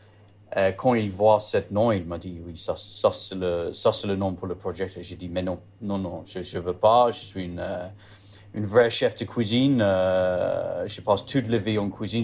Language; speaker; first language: French; non-native, learner; English